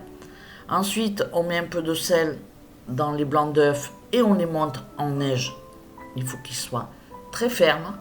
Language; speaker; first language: French; native; French